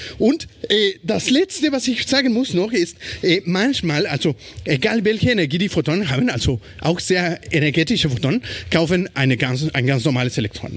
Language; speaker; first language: German; non-native, fluent; Spanish